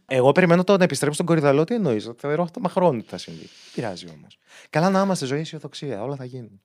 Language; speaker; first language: Greek; native; Greek